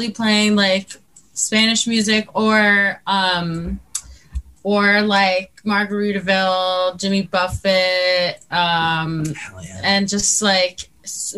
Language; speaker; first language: English; native; English